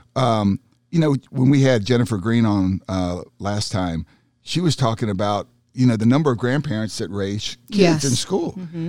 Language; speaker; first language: English; native; English